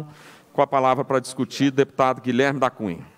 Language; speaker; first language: Portuguese; native; Portuguese